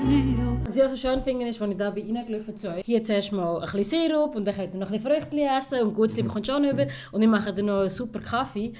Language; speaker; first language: German; early bilingual, other home language; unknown